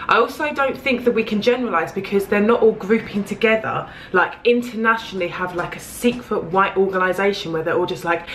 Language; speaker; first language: English; native; English